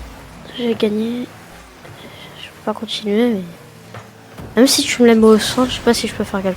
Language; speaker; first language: French; native; French